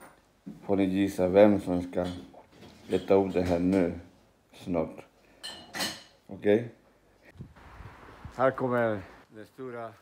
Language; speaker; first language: Swedish; non-native, learner; Spanish